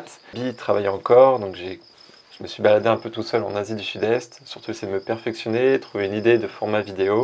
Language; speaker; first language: French; native; French